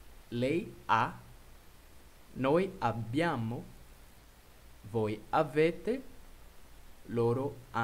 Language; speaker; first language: Italian; non-native, fluent; Portuguese